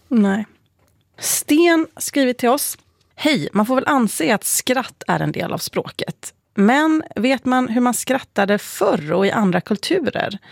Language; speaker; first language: Swedish; native; Swedish